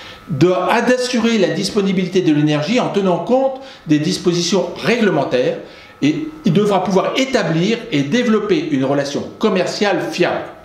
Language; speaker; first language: French; native; French